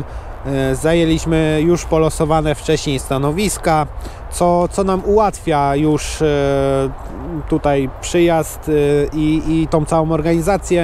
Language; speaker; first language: Polish; native; Polish